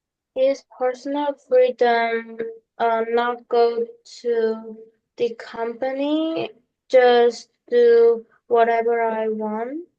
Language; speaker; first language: English; non-native, learner; Korean